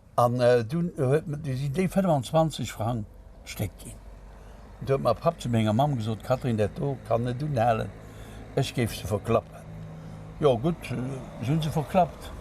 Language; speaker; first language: Luxembourgish; native; Luxembourgish